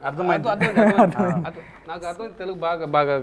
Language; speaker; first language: Telugu; non-native, local second language; Tamil